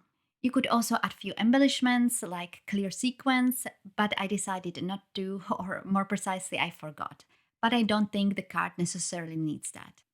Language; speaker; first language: English; non-native, fluent; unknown